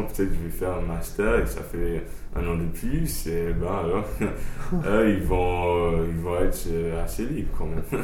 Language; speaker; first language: French; non-native, fluent; English